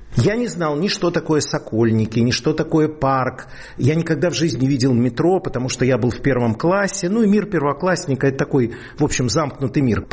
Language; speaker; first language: Russian; native; Russian